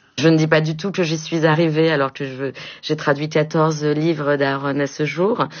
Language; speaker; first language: French; native; French